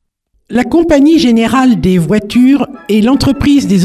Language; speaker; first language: French; native; French